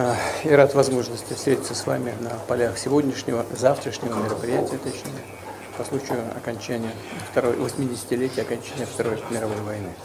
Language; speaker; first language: Russian; native; Russian